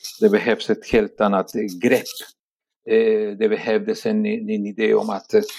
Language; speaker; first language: Swedish; non-native, fluent; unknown